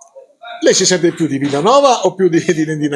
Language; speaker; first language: Italian; native; Italian